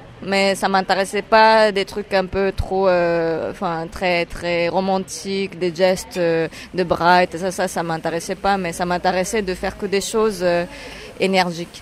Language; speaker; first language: French; non-native, fluent; Japanese